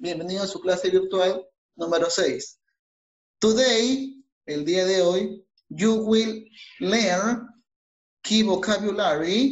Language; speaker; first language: Spanish; native; Spanish